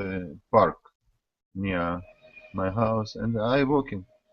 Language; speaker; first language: English; non-native, learner; Russian